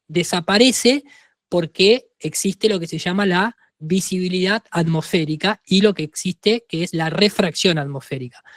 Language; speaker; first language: Spanish; native; Spanish